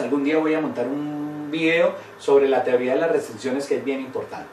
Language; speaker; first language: Spanish; native; Spanish